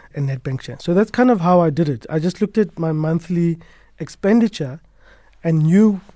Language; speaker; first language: English; non-native, local second language; Tswana